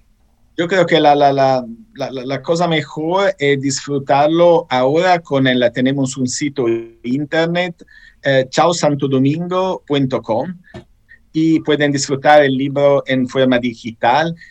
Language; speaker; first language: Spanish; non-native, fluent; Italian